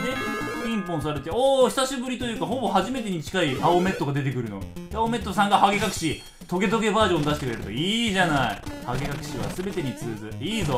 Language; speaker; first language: Japanese; native; Japanese